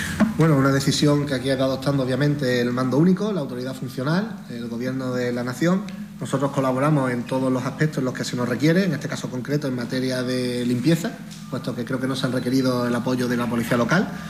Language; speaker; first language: Spanish; native; Spanish